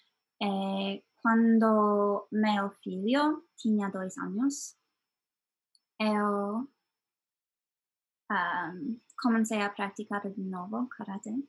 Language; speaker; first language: Portuguese; non-native, learner; English